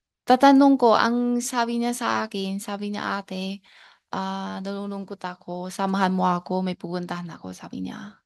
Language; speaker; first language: Filipino; non-native, learner; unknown